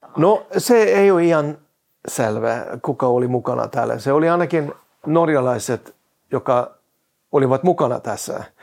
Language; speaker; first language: Finnish; non-native, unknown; Norwegian